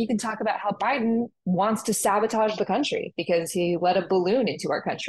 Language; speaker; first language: English; native; English